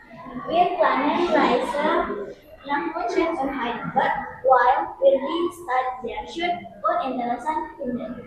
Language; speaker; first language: German; non-native, learner; Indonesian